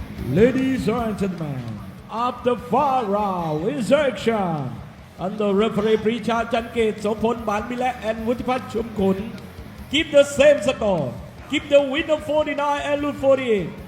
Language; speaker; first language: English; non-native, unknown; Thai